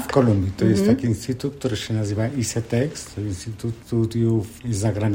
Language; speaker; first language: Polish; non-native, fluent; Spanish